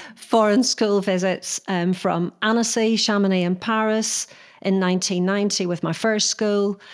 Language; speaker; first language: English; native; English